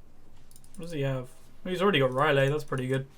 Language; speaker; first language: English; native; English